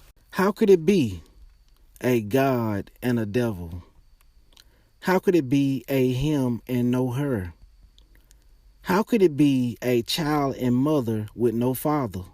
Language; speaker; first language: English; native; English